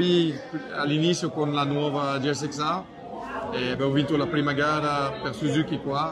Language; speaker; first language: Italian; non-native, fluent; French